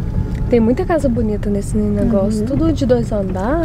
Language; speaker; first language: Portuguese; native; Portuguese